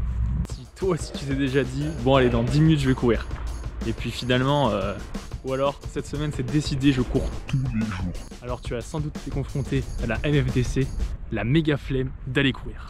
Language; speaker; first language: French; native; French